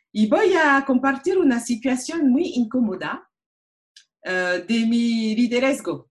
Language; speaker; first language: Spanish; non-native, learner; French